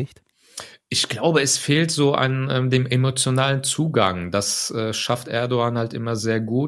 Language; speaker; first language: German; early bilingual, other home language; Turkish